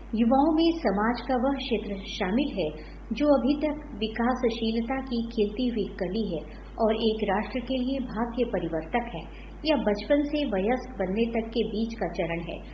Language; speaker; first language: Hindi; native; Hindi